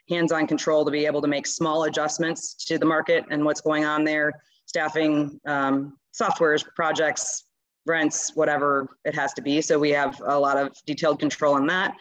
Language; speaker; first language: English; native; English